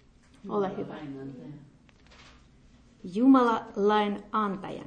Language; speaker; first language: Finnish; non-native, learner; Russian